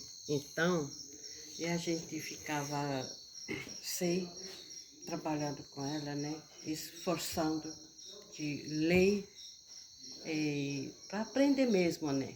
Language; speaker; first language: Portuguese; non-native, local second language; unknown